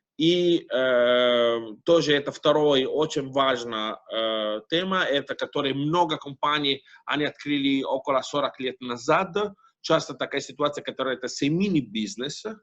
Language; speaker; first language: Russian; non-native, learner; Italian